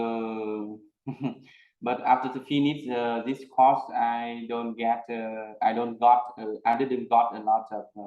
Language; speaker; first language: English; non-native, learner; Vietnamese